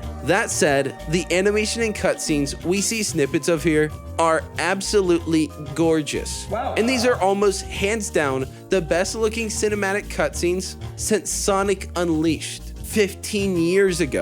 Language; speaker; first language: English; native; English